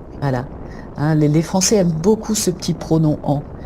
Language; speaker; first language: French; native; French